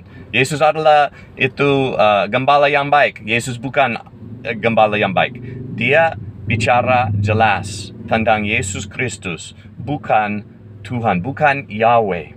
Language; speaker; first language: Indonesian; non-native, fluent; English